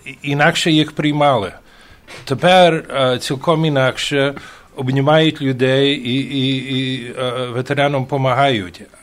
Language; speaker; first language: Ukrainian; early bilingual, heritage; Ukrainian